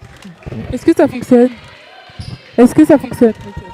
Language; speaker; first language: French; native; French